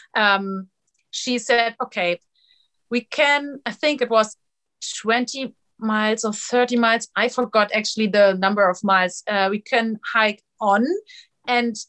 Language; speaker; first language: English; non-native, fluent; German